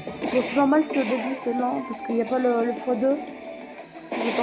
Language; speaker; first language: French; native; French